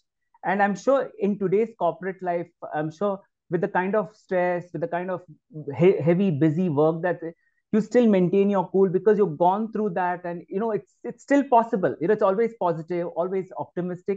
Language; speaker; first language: English; non-native, local second language; Marathi